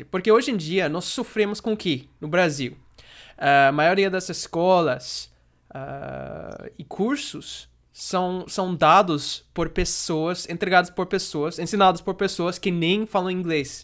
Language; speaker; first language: Portuguese; non-native, fluent; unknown